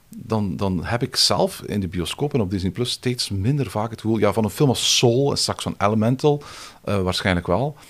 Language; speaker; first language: Dutch; native; Dutch